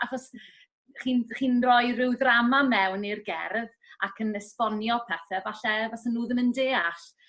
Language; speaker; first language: Welsh; native; Welsh